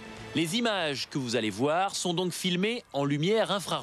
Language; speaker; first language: French; native; French